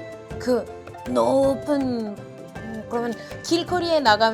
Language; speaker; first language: Korean; non-native, fluent; French